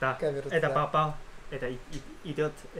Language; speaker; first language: Russian; non-native, learner; Chinese